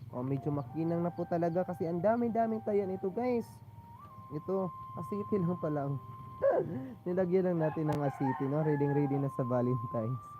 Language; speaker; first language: Filipino; non-native, local second language; Cebuano